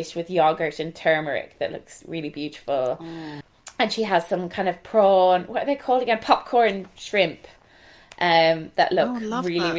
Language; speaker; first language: English; native; English